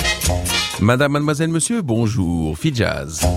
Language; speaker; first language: French; native; French